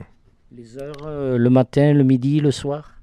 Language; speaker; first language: French; native; French